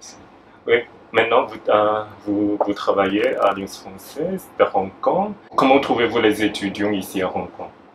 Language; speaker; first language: French; non-native, fluent; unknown